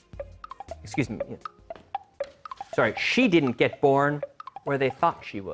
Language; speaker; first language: English; native; English